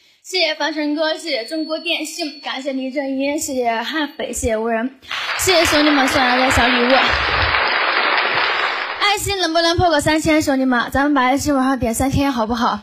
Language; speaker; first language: Chinese; native; Chinese